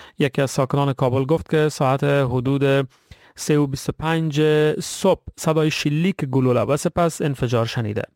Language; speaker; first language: Persian; native; Persian